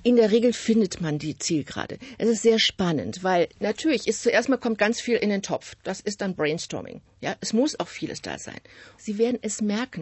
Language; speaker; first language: German; native; German